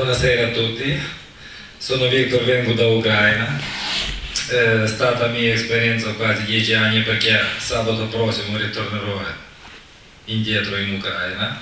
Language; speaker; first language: Italian; non-native, learner; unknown